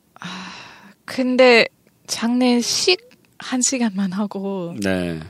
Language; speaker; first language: Korean; non-native, learner; English